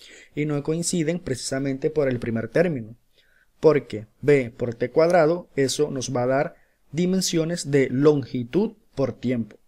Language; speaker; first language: Spanish; native; Spanish